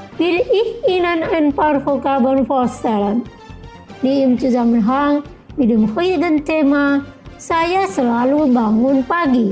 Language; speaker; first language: German; non-native, fluent; Indonesian